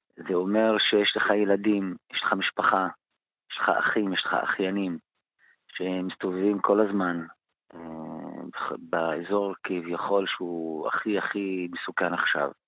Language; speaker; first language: Hebrew; non-native, local second language; Arabic